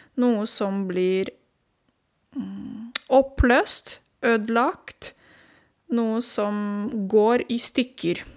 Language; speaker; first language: Norwegian; non-native, fluent; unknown